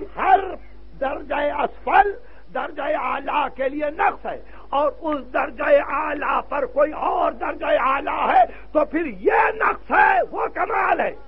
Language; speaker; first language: Urdu; native; Urdu